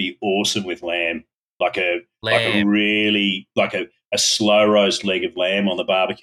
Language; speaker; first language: English; native; English